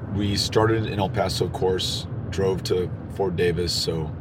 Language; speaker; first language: English; native; English